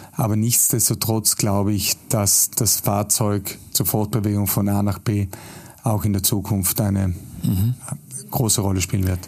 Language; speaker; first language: German; native; German